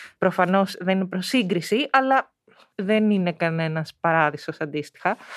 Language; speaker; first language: Greek; early bilingual, heritage; Greek